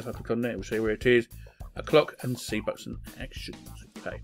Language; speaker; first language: English; native; English